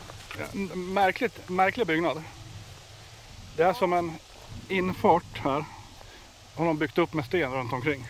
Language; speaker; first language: Swedish; native; Swedish